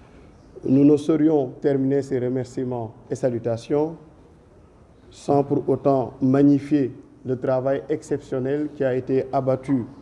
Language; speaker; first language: French; non-native, local second language; Wolof